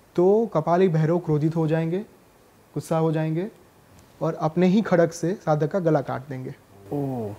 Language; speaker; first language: Hindi; non-native, local second language; Gujarati